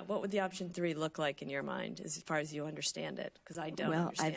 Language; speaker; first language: English; native; English